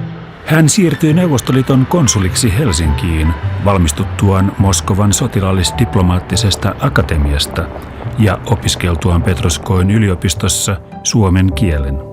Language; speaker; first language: Finnish; native; Finnish